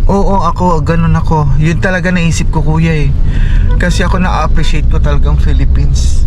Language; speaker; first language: Filipino; non-native, local second language; Hiligaynon